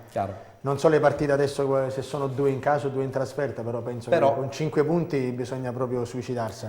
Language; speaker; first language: Italian; native; Italian